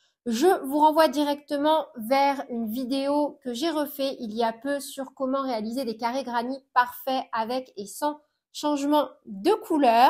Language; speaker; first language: French; native; French